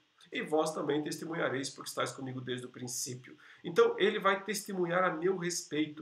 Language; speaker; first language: Portuguese; native; Portuguese